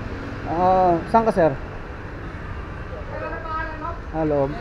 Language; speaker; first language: Filipino; native; Filipino